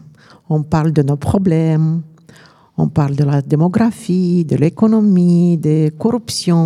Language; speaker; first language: French; non-native, fluent; Romanian